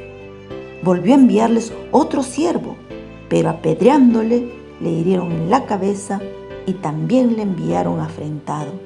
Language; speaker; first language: Spanish; native; Spanish